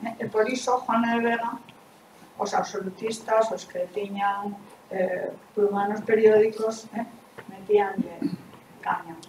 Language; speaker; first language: Galician; non-native, local second language; Spanish